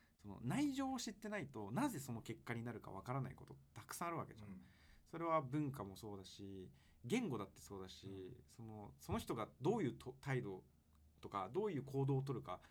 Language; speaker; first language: Japanese; native; Japanese